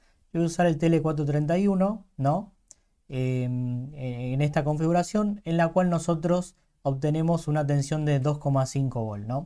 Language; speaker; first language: Spanish; native; Spanish